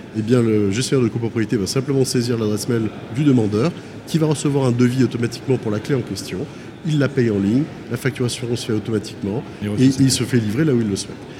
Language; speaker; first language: French; native; French